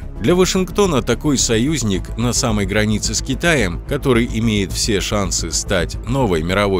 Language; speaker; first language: Russian; native; Russian